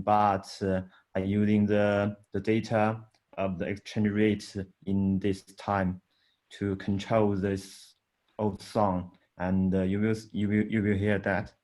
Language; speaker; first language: English; non-native, learner; Chinese